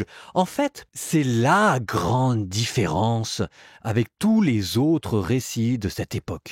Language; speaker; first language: French; native; French